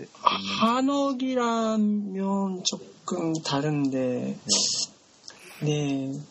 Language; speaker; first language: Korean; non-native, learner; Japanese